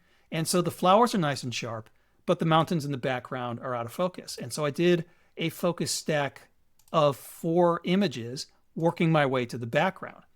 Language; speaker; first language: English; native; English